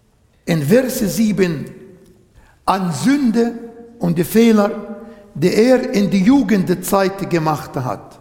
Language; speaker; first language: German; non-native, fluent; Arabic